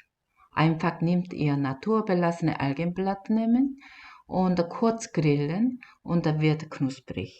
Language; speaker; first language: German; non-native, fluent; Korean